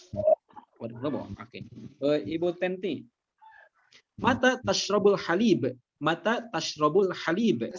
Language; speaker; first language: Arabic; non-native, fluent; Indonesian